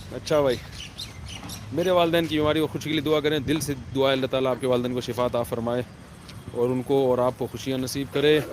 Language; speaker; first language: Urdu; native; Urdu